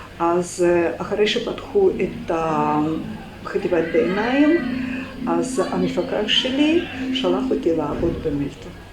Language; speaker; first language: Hebrew; non-native, fluent; Russian